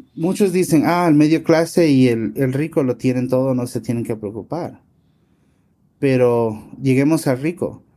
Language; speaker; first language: Spanish; early bilingual, heritage; Spanish